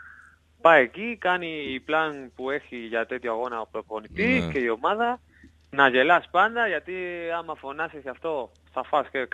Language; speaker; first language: Greek; non-native, learner; Spanish